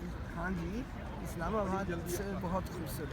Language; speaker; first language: Hindi; non-native, learner; German